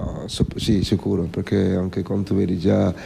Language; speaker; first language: Italian; non-native, fluent; Dutch